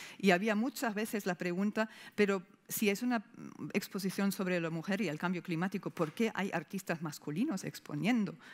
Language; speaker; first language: Spanish; non-native, fluent; German